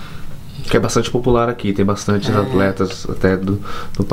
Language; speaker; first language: Portuguese; native; Portuguese